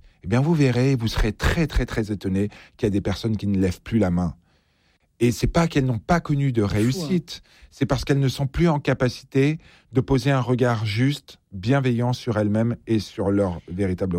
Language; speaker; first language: French; native; French